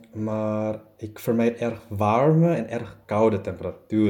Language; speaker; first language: Dutch; non-native, learner; German